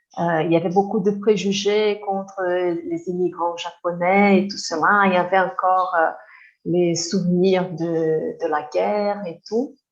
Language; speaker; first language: French; non-native, fluent; Portuguese